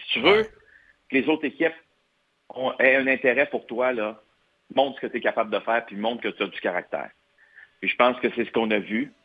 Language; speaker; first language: French; native; French